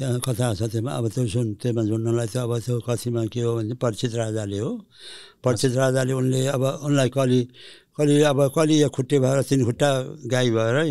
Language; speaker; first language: Nepali; early bilingual, heritage; Nepali